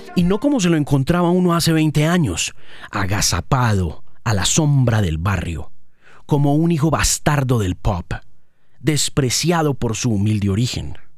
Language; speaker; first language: Spanish; native; Spanish